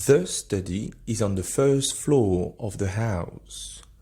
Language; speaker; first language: English; non-native, fluent; French